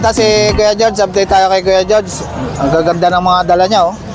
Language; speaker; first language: Filipino; native; Filipino